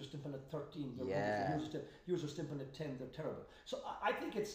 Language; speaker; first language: English; native; English